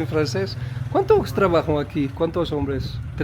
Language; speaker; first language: Spanish; non-native, learner; Portuguese